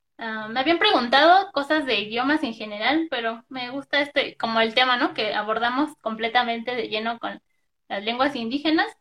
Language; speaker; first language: Spanish; native; Spanish